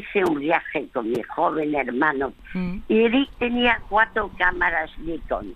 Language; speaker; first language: Spanish; early bilingual, other home language; French